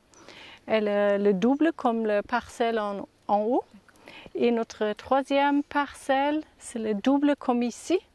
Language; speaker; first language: French; non-native, learner; German